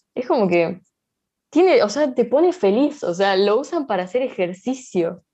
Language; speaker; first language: Spanish; native; Spanish